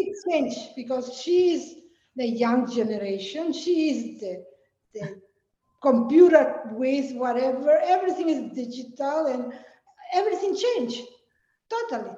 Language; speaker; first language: English; non-native, fluent; Spanish